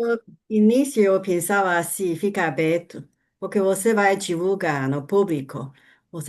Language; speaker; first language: Portuguese; non-native, learner; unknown